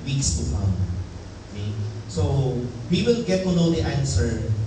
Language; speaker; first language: English; non-native, local second language; Filipino